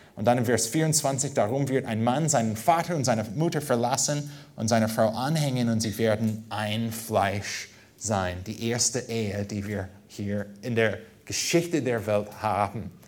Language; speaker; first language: German; non-native, fluent; English